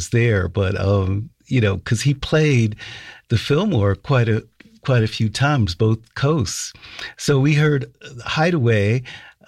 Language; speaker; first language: English; native; English